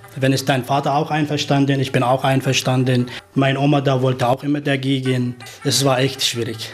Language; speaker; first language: German; non-native, fluent; Arabic